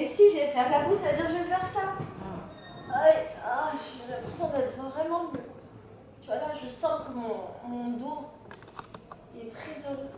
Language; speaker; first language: French; native; French